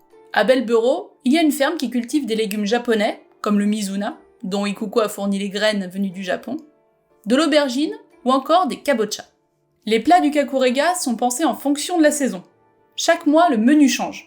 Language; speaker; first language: French; native; French